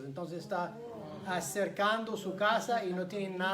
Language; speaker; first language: Spanish; non-native, fluent; English